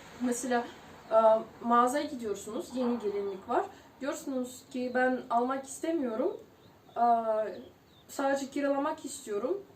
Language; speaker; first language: Turkish; non-native, fluent; Ukrainian